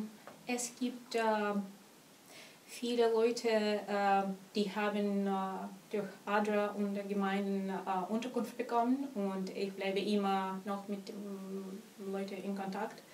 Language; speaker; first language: German; non-native, learner; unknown